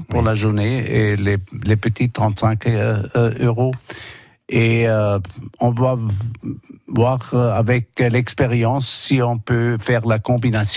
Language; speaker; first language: French; non-native, fluent; German